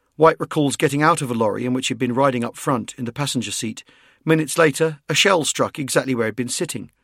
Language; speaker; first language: English; native; English